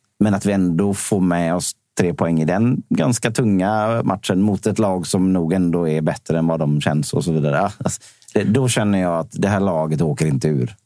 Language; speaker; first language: Swedish; native; Swedish